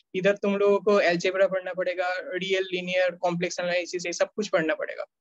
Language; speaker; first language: Hindi; non-native, local second language; Bangla